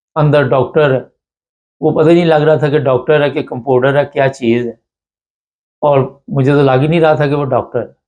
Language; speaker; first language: Urdu; non-native, local second language; Punjabi